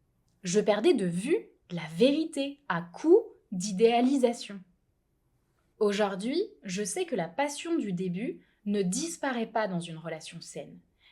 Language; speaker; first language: French; native; French